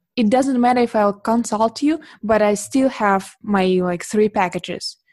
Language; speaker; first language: English; non-native, fluent; Russian